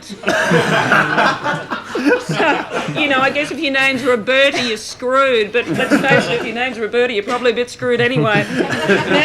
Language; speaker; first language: English; native; English